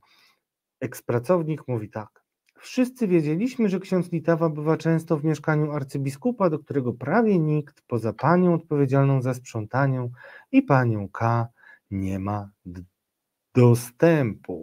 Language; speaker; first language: Polish; native; Polish